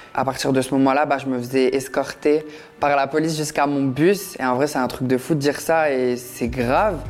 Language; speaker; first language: French; native; French